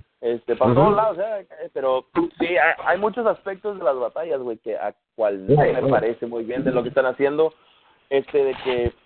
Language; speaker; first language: Spanish; early bilingual, heritage; Spanish